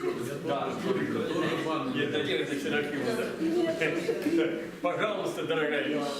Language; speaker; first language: Russian; native; Russian